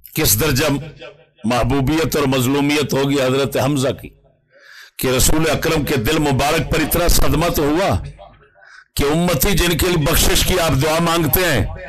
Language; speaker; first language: Urdu; non-native, local second language; Punjabi